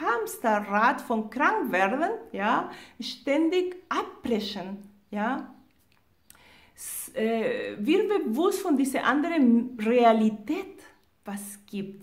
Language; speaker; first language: German; non-native, fluent; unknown